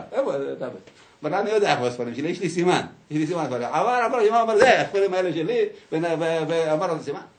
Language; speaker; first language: Hebrew; early bilingual, other home language; Arabic